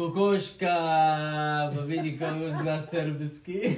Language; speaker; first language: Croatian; non-native, learner; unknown